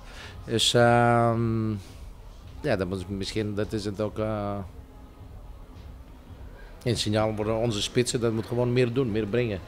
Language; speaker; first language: Dutch; non-native, fluent; Greek